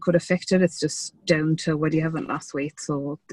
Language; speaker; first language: English; native; English